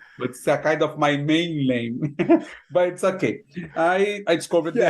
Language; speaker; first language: English; non-native, fluent; Portuguese